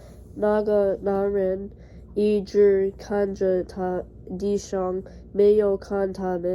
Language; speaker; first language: Chinese; non-native, learner; English